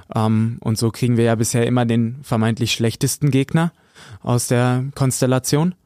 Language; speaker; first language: German; native; German